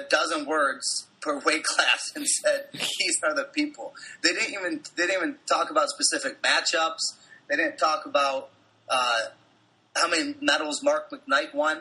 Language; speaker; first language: English; native; English